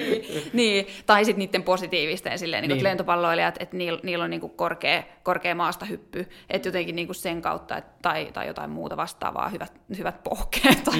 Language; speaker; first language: Finnish; native; Finnish